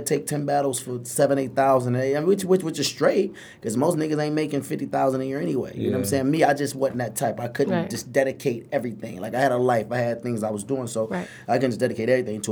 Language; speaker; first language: English; native; English